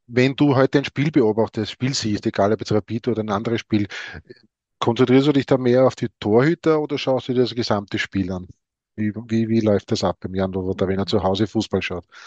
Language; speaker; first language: German; native; German